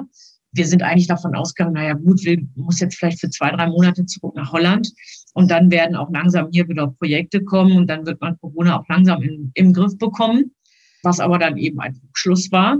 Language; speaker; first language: German; native; German